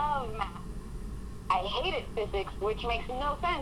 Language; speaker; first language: English; early bilingual, other home language; Spanish